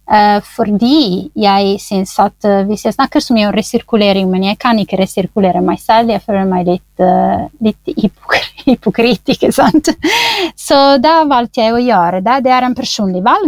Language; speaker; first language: Norwegian; non-native, fluent; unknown